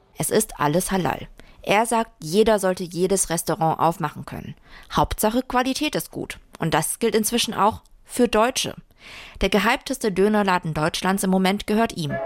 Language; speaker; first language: German; early bilingual, other home language; Vietnamese